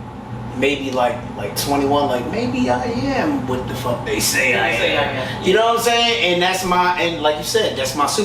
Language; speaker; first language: English; native; English